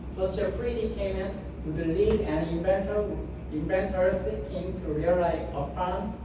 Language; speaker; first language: English; non-native, fluent; Korean